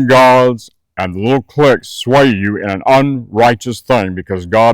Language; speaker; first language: English; native; English